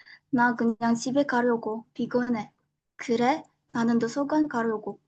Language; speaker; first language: Korean; non-native, learner; Indonesian